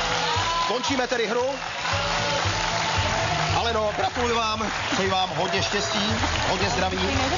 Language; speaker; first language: Czech; native; Czech